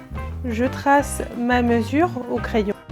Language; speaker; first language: French; native; French